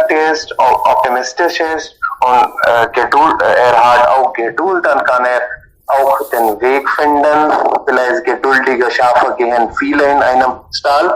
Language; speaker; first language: German; non-native, learner; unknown